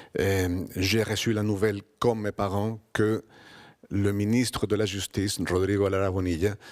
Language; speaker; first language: French; non-native, fluent; Spanish